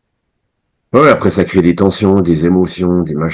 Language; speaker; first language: French; native; French